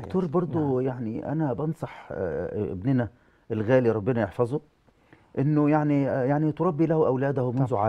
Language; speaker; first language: Arabic; native; Arabic